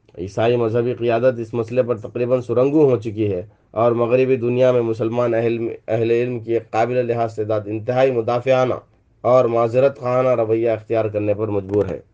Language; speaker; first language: Urdu; native; Urdu